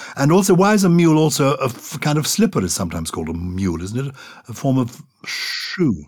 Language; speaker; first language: English; native; English